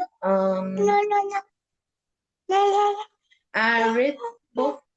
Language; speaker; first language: English; non-native, learner; Vietnamese